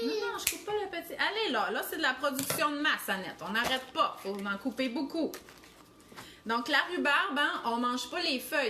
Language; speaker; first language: French; native; French